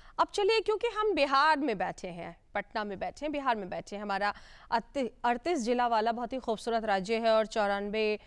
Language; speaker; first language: Hindi; native; Hindi